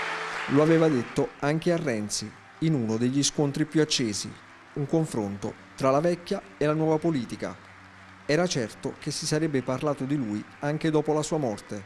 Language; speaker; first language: Italian; native; Italian